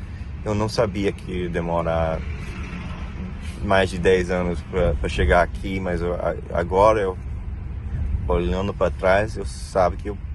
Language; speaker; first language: Portuguese; non-native, fluent; Spanish